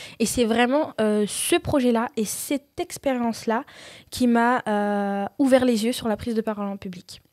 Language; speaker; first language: French; early bilingual, other home language; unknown